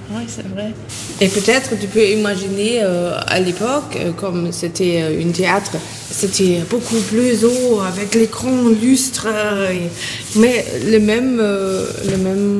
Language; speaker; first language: French; non-native, fluent; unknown